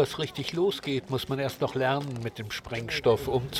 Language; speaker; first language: German; native; German